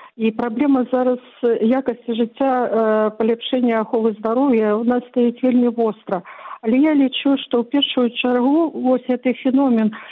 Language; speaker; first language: Belarusian; non-native, local second language; Russian